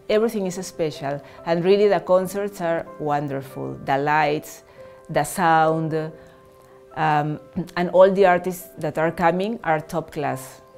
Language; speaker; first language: English; non-native, fluent; Spanish